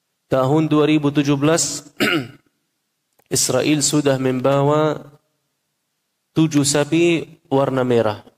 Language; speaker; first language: Indonesian; non-native, fluent; Arabic